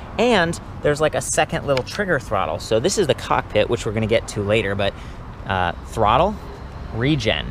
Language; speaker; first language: English; native; English